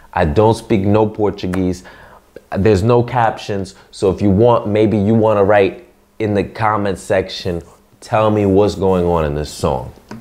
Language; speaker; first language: English; early bilingual, other home language; Spanish